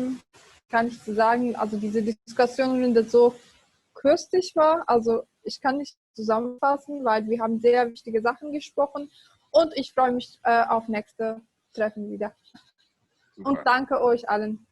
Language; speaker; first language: German; non-native, fluent; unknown